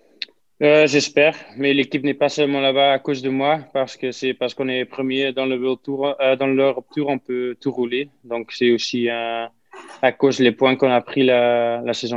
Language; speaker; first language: French; non-native, fluent; Dutch